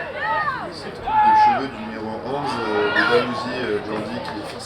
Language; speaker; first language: French; native; French